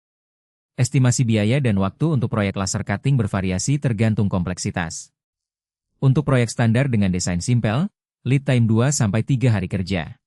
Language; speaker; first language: Indonesian; native; Indonesian